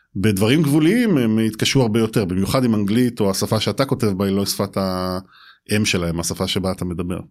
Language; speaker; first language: Hebrew; native; Hebrew